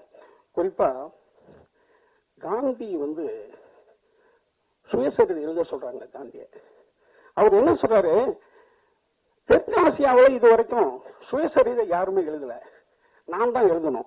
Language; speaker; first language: Tamil; native; Tamil